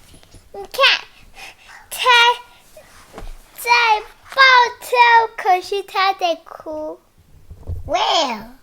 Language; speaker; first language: Chinese; early bilingual, heritage; Chinese